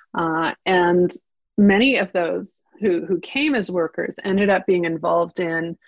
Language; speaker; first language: English; early bilingual, other home language; Ukrainian